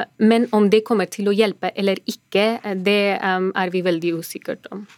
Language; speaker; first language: Norwegian; non-native, fluent; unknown